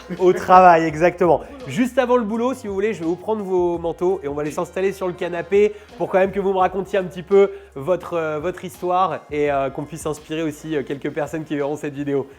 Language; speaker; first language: French; native; French